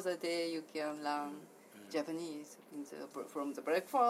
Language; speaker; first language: English; non-native, learner; Japanese